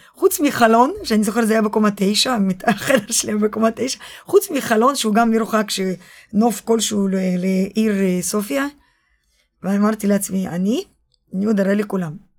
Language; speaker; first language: Hebrew; early bilingual, other home language; Russian